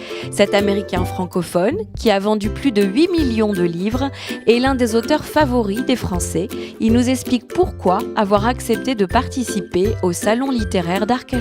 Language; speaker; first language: French; native; French